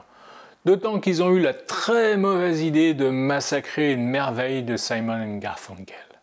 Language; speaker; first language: French; native; French